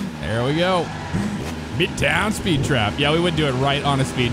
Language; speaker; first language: English; native; English